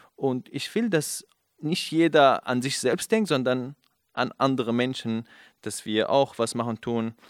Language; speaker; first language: German; non-native, fluent; Kurdish